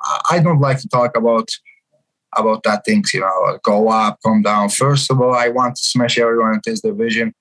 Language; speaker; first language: English; non-native, fluent; Georgian